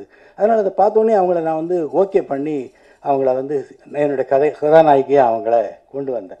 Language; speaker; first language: Tamil; native; Tamil